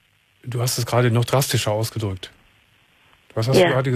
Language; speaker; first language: German; native; German